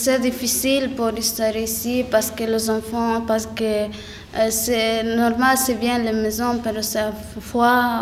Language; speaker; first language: French; non-native, learner; Spanish